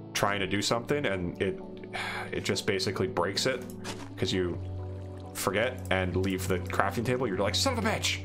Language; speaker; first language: English; native; English